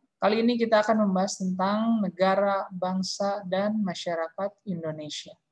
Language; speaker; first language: Malay; non-native, local second language; Sundanese